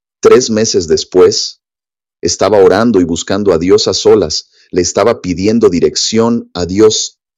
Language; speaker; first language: Spanish; non-native, fluent; English